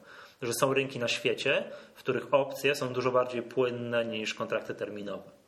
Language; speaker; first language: Polish; native; Polish